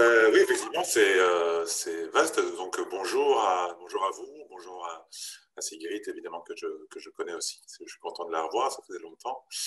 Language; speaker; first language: French; native; French